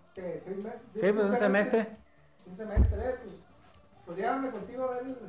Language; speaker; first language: Spanish; native; Spanish